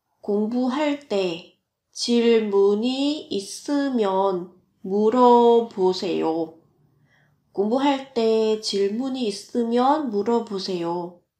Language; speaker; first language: Korean; non-native, fluent; Vietnamese